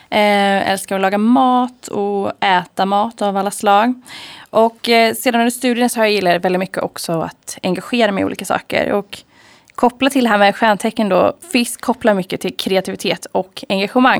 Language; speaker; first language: Swedish; native; Swedish